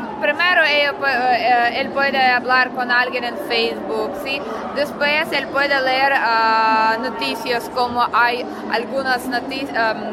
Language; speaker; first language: Spanish; non-native, learner; Russian